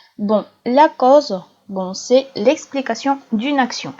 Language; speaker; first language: French; non-native, fluent; Spanish